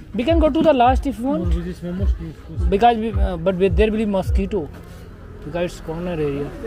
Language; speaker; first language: English; non-native, learner; Hindi